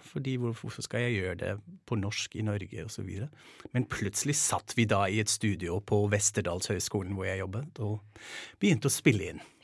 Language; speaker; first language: Norwegian; non-native, fluent; German